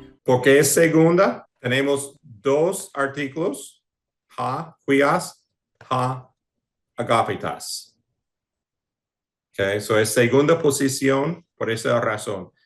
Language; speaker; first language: Spanish; non-native, fluent; English